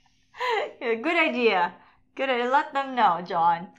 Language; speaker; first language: English; non-native, local second language; Filipino